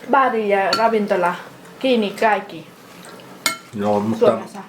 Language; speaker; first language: Finnish; non-native, learner; Thai